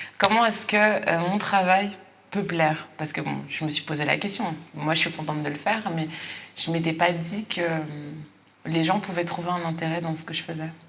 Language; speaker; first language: French; native; French